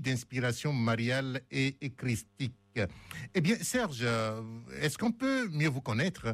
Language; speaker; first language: French; native; French